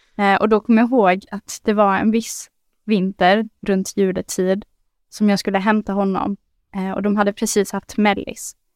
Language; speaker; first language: Swedish; early bilingual, other home language; Arabic